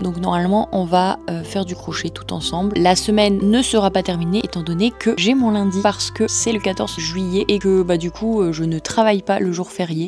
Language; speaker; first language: French; native; French